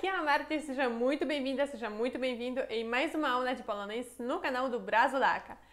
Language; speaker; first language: Portuguese; non-native, fluent; Polish